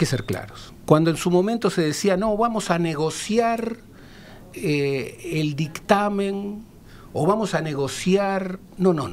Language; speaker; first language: Spanish; native; Spanish